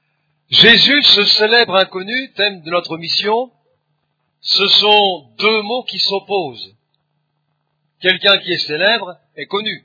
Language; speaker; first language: French; native; French